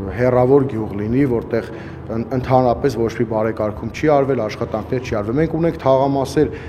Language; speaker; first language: Armenian; native; Armenian